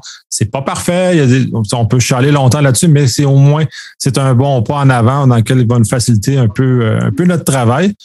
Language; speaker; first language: French; native; French